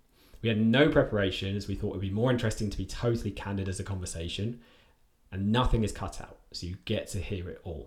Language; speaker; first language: English; native; English